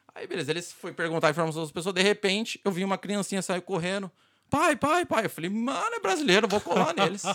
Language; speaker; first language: Portuguese; native; Portuguese